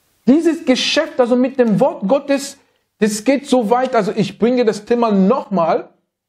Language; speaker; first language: German; non-native, fluent; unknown